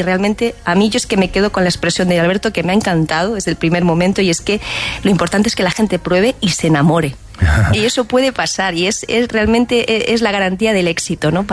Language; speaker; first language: Spanish; native; Spanish